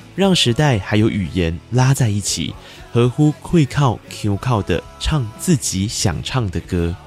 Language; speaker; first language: Chinese; native; Chinese